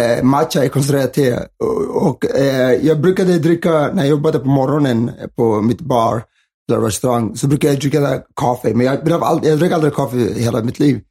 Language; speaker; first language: Swedish; early bilingual, other home language; Somali